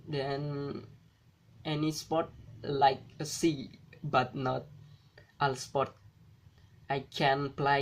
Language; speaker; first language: English; non-native, learner; Indonesian